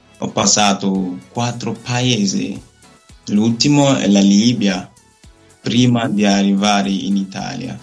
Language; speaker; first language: Italian; non-native, learner; Nigerian Pidgin